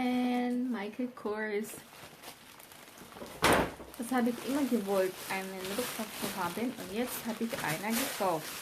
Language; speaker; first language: German; non-native, learner; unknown